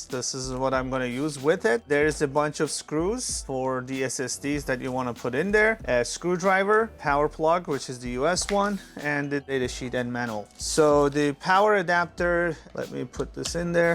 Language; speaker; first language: English; non-native, fluent; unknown